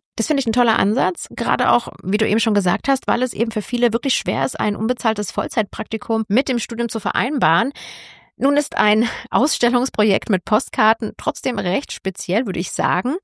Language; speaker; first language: German; native; German